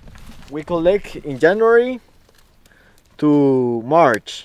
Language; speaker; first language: English; non-native, learner; Spanish